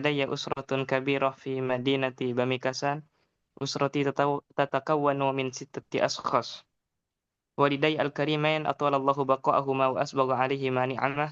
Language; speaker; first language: Arabic; non-native, learner; Madurese